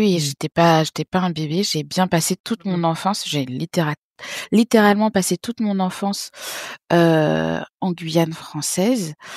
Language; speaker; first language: French; early bilingual, other home language; Haitian Creole